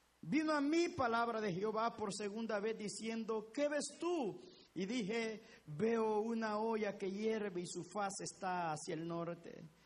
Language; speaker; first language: Spanish; native; Spanish